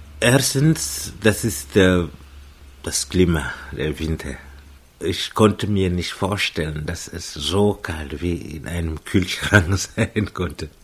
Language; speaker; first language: German; non-native, fluent; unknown